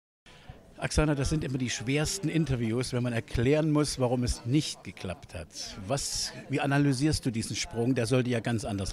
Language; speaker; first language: German; native; German